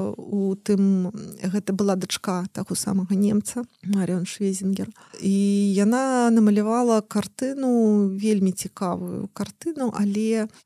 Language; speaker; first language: Belarusian; non-native, local second language; Russian